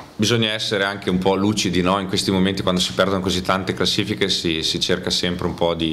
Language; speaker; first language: Italian; native; Italian